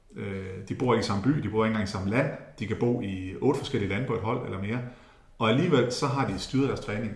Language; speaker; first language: Danish; native; Danish